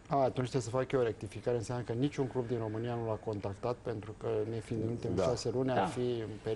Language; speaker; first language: Romanian; native; Romanian